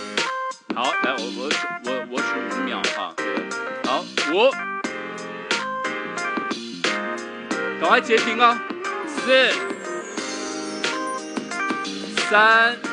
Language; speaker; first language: Chinese; native; Chinese